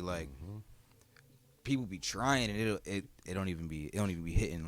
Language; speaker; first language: English; native; English